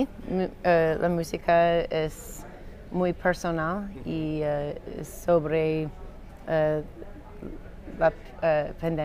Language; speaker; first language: Spanish; non-native, learner; English